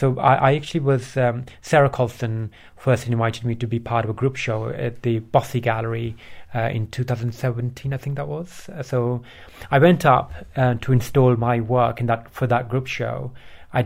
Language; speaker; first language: English; early bilingual, other home language; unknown